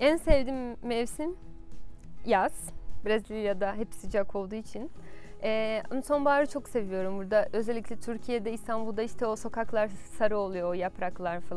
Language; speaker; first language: Turkish; non-native, fluent; Portuguese